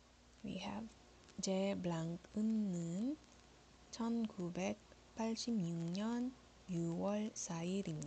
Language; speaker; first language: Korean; non-native, learner; Iloko